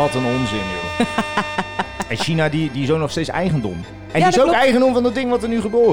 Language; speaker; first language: Dutch; native; Dutch